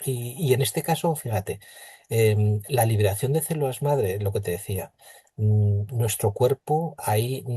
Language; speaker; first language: Spanish; native; Spanish